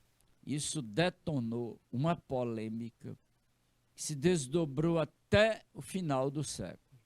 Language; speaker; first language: Portuguese; native; Portuguese